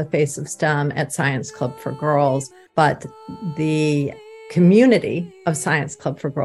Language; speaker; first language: English; native; English